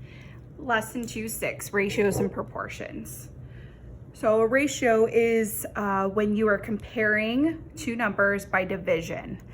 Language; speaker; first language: English; native; English